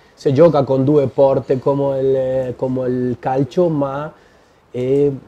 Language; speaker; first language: Italian; non-native, learner; Spanish